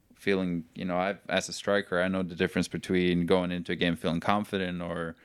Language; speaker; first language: English; non-native, fluent; Norwegian